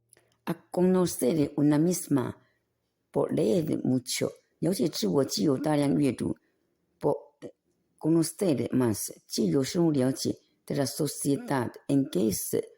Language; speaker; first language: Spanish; non-native, fluent; Chinese